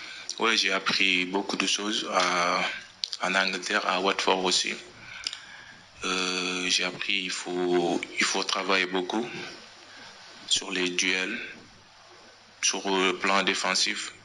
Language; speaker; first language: French; non-native, local second language; Wolof